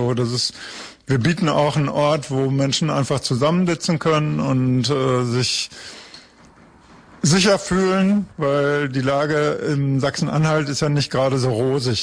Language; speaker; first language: German; native; German